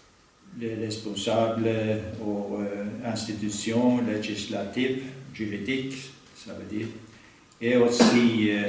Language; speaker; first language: French; non-native, fluent; Norwegian